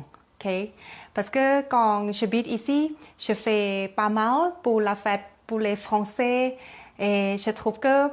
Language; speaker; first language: French; non-native, learner; Thai